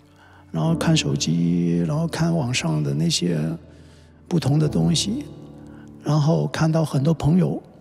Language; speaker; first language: Chinese; non-native, local second language; Cantonese